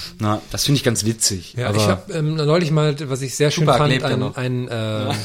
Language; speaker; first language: German; native; German